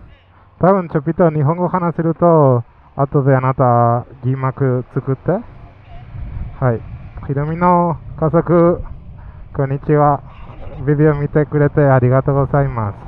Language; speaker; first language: Japanese; non-native, fluent; Spanish